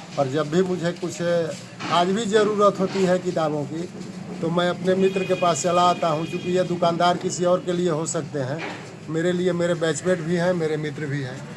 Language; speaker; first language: Hindi; native; Hindi